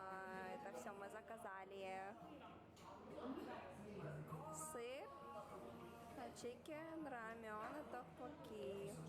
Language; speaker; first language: Russian; early bilingual, heritage; Russian